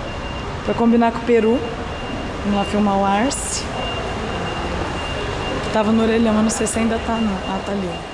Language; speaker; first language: Portuguese; native; Portuguese